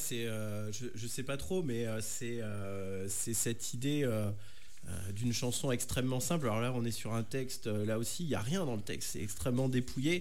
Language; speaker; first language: French; native; French